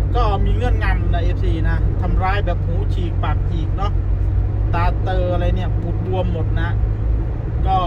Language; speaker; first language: Thai; non-native, local second language; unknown